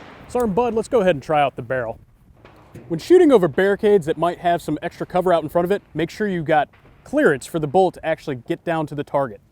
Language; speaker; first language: English; native; English